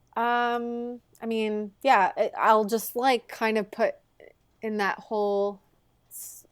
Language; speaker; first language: English; native; English